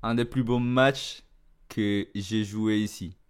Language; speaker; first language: French; non-native, learner; Spanish